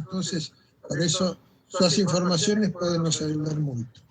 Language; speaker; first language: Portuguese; non-native, fluent; Spanish